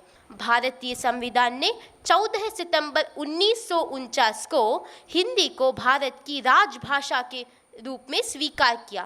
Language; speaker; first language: Hindi; non-native, local second language; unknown